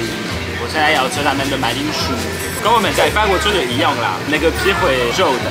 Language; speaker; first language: Chinese; non-native, fluent; French